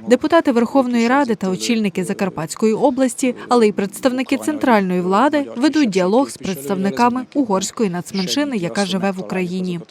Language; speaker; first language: Ukrainian; native; Ukrainian